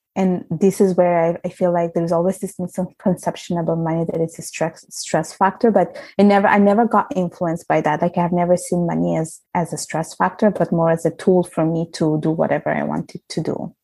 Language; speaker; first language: English; non-native, fluent; Italian